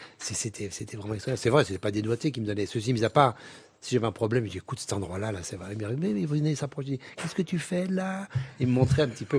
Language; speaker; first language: French; native; French